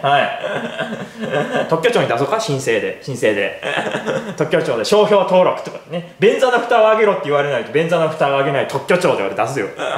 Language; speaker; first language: Japanese; native; Japanese